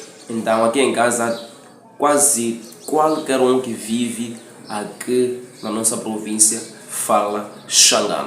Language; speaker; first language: Portuguese; non-native, local second language; Tsonga